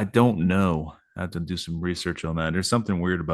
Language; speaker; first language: English; native; English